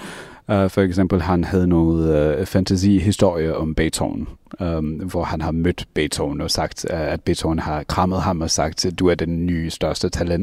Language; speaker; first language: Danish; non-native, fluent; English